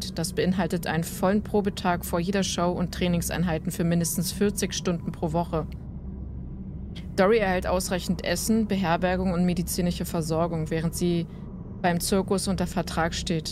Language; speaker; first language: German; native; German